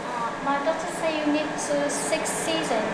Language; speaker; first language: English; non-native, learner; Vietnamese